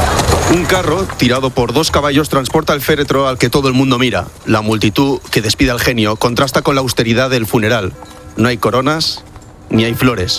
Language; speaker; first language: Spanish; native; Spanish